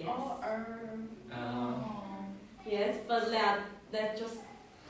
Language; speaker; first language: English; non-native, learner; Chinese